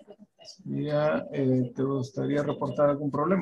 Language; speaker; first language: Spanish; native; Spanish